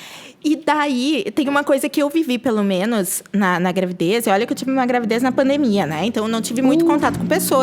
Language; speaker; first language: Portuguese; native; Portuguese